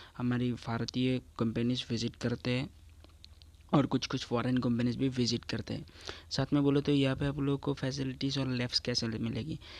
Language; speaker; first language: Hindi; non-native, local second language; Assamese